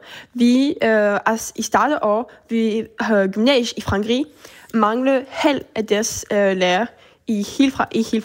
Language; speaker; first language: Danish; early bilingual, heritage; Danish